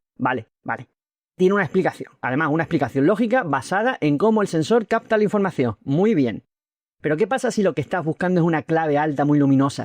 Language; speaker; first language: Spanish; native; Spanish